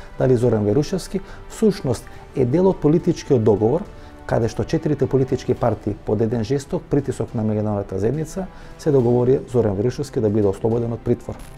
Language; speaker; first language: Macedonian; native; Macedonian